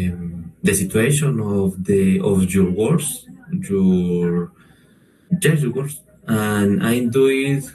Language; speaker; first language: English; non-native, learner; Spanish